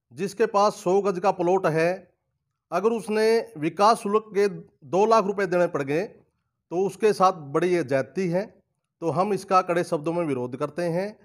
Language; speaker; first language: Hindi; native; Hindi